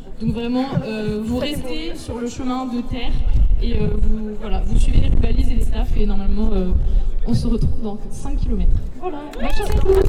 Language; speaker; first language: French; native; French